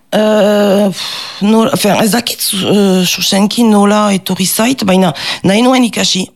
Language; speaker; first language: Basque; non-native, local second language; French